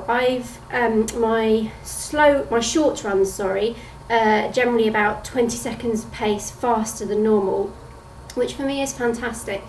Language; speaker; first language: English; native; English